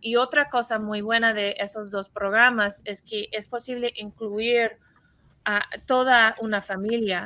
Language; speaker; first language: Spanish; non-native, fluent; English